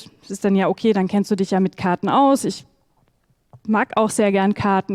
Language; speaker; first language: German; native; German